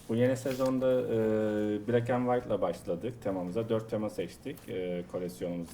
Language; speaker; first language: Turkish; native; Turkish